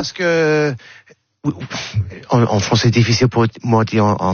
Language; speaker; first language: French; non-native, learner; English